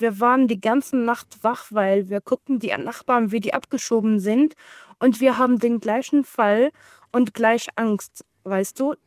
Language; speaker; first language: German; non-native, learner; Arabic